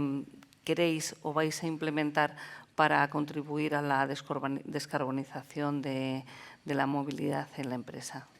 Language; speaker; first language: Spanish; native; Spanish